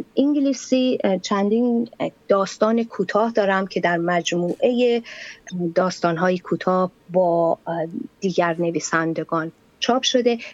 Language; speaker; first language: Persian; native; Persian